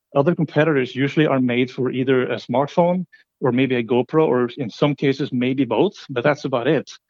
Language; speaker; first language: English; non-native, fluent; Norwegian